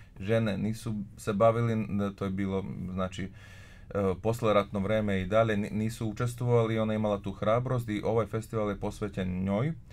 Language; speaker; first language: Croatian; non-native, local second language; Slovak